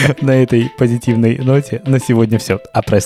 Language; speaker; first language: Russian; native; Russian